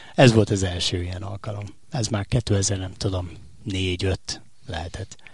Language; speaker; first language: Hungarian; non-native, fluent; English